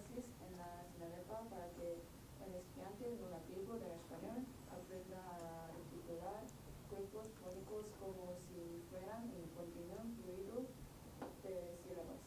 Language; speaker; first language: Spanish; non-native, learner; Korean